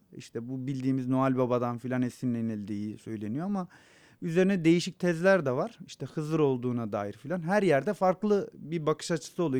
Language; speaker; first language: Turkish; non-native, local second language; Zaza